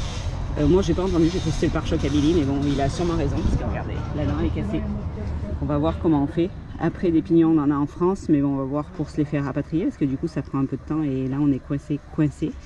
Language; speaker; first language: French; native; French